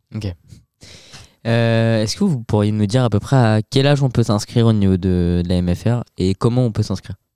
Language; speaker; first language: French; native; French